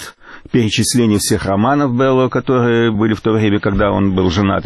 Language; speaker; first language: Russian; native; Russian